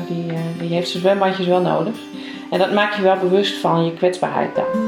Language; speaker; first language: Dutch; native; Dutch